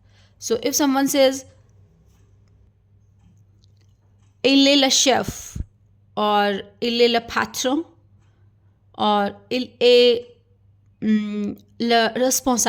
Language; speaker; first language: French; non-native, fluent; Hindi